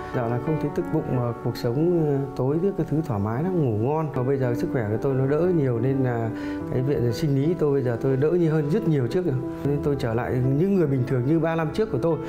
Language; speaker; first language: Vietnamese; native; Vietnamese